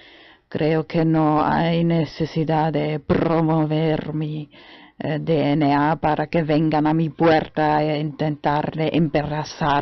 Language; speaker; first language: Spanish; non-native, fluent; German